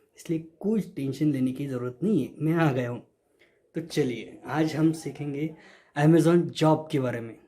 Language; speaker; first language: Hindi; non-native, local second language; Marathi